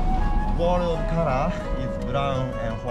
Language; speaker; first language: English; non-native, learner; Japanese